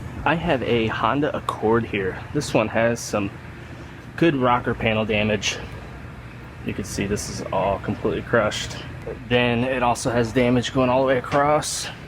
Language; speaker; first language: English; native; English